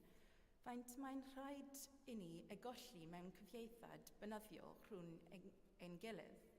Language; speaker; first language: Welsh; non-native, fluent; English